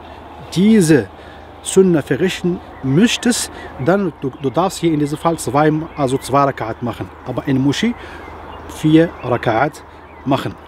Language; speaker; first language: German; non-native, fluent; Arabic